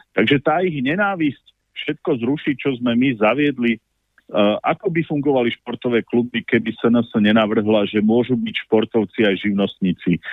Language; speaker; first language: Slovak; native; Slovak